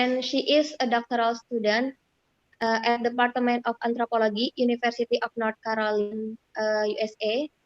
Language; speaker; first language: English; non-native, fluent; Indonesian